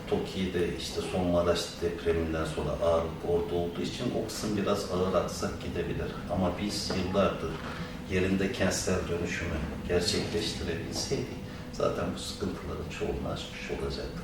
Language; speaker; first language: Turkish; native; Turkish